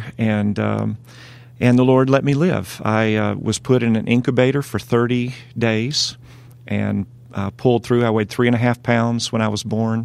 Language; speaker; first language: English; native; English